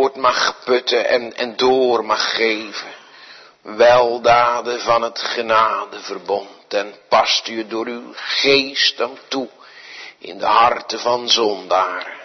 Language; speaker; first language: Dutch; native; Dutch